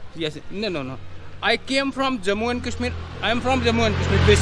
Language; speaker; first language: English; non-native, local second language; Dogri